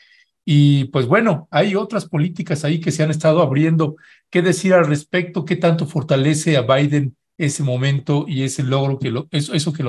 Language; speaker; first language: Spanish; native; Spanish